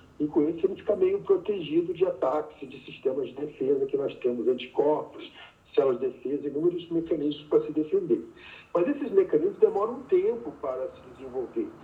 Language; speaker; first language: Portuguese; native; Portuguese